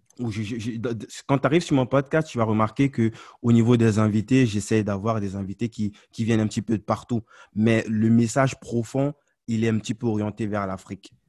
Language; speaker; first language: French; non-native, local second language; Ghomala